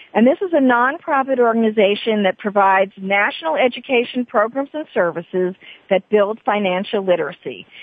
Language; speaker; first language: English; native; English